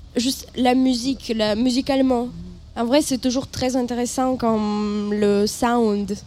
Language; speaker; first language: French; non-native, learner; Ukrainian